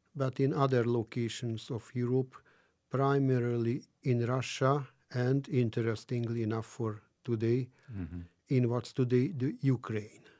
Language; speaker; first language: English; non-native, fluent; Hungarian